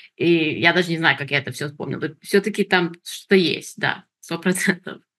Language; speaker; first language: Russian; early bilingual, heritage; Russian